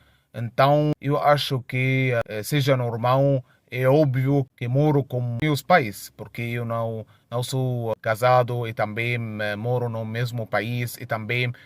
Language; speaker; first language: Portuguese; non-native, fluent; Arabic